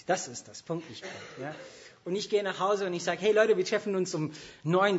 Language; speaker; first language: German; non-native, fluent; English